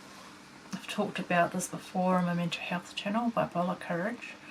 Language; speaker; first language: English; native; English